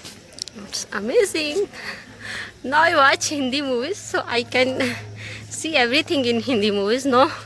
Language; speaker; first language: English; non-native, learner; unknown